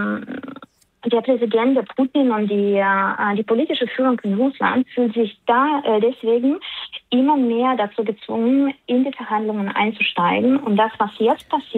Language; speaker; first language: German; non-native, fluent; Russian